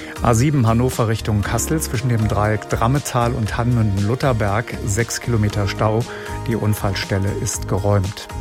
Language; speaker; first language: German; native; German